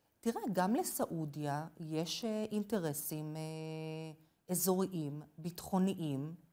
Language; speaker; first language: Hebrew; non-native, fluent; English